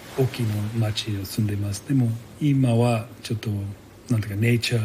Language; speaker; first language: Japanese; non-native, learner; English